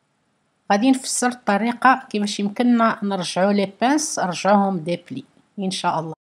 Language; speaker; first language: Arabic; native; Arabic